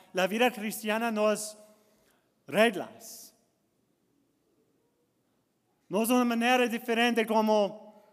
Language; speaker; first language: Spanish; non-native, learner; English